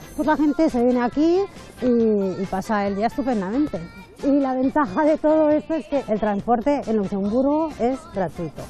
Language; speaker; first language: Spanish; native; Spanish